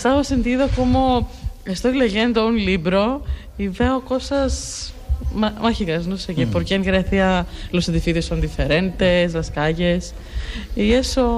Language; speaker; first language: Spanish; non-native, learner; Greek